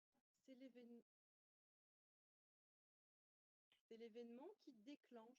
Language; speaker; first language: French; native; French